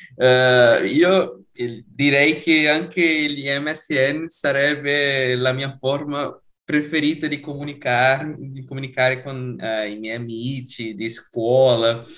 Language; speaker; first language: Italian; non-native, fluent; Portuguese